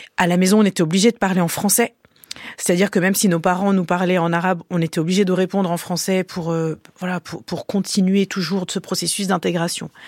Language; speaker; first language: French; early bilingual, other home language; Arabic